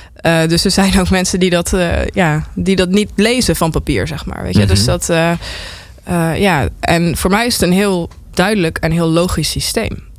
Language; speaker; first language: Dutch; native; Dutch